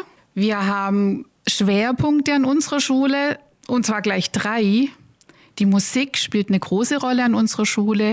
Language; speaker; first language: German; native; German